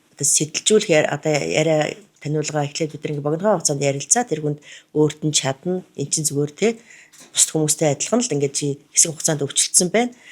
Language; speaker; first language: Mongolian; native; Mongolian